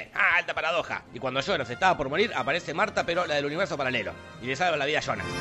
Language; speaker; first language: Spanish; native; Spanish